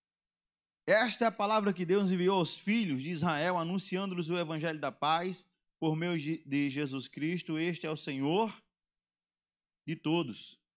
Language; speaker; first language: Portuguese; native; Portuguese